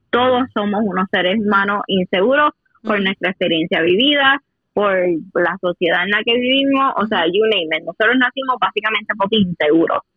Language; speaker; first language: Spanish; native; Spanish